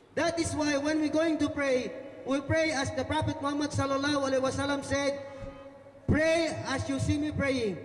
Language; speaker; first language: English; non-native, local second language; Filipino